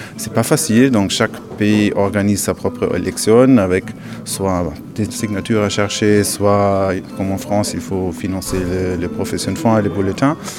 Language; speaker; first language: French; non-native, fluent; German